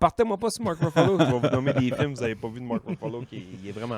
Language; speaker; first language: French; native; French